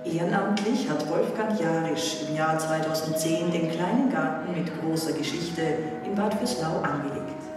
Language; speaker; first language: German; native; German